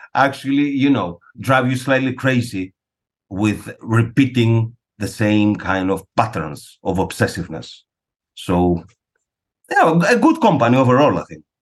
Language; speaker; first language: English; non-native, fluent; Greek